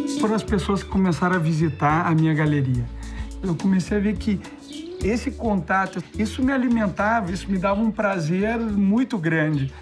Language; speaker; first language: Portuguese; native; Portuguese